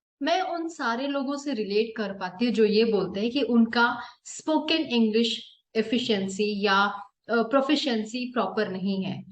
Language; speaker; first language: Hindi; native; Hindi